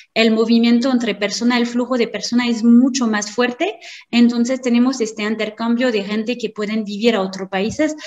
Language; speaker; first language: Spanish; non-native, fluent; French